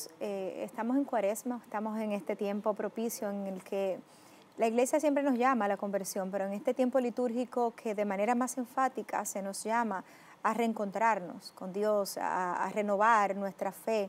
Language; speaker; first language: Spanish; native; Spanish